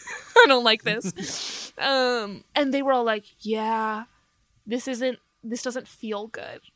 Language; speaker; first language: English; native; English